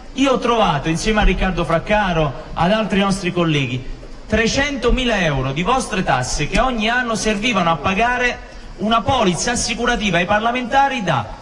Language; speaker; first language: Italian; native; Italian